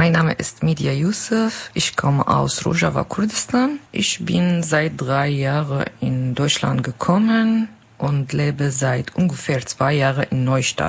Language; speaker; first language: German; non-native, learner; Kurdish